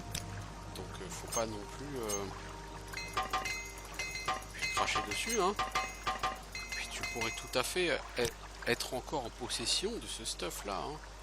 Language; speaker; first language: French; native; French